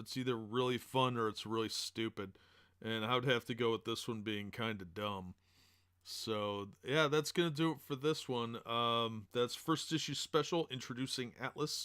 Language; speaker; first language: English; native; English